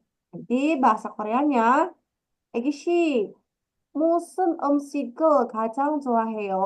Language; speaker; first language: Korean; non-native, fluent; Indonesian